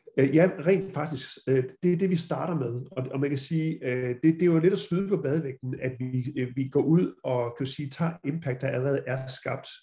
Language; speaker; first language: Danish; native; Danish